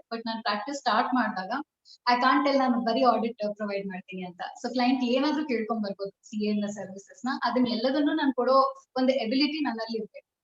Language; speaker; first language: Kannada; non-native, local second language; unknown